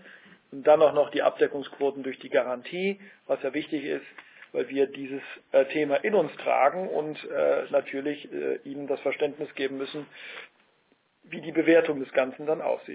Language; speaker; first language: German; native; German